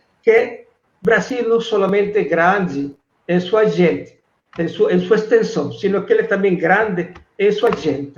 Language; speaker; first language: Portuguese; non-native, fluent; Spanish